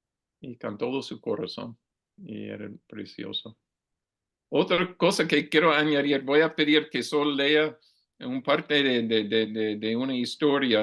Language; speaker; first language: Spanish; non-native, learner; English